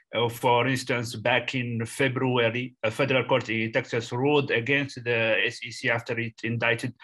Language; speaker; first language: English; non-native, fluent; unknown